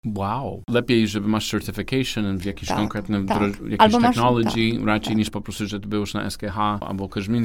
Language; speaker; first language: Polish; non-native, learner; English